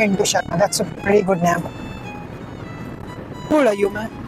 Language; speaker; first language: English; non-native, learner; Hindi